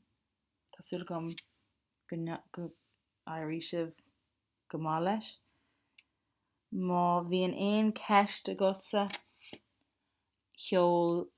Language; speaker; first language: Irish; non-native, local second language; English